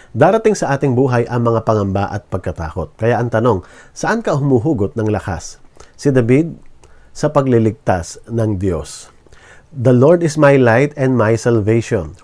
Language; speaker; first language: Filipino; native; Filipino